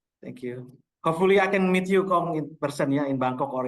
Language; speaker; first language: English; non-native, local second language; Indonesian